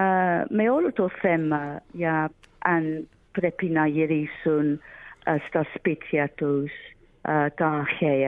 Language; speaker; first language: Greek; non-native, learner; English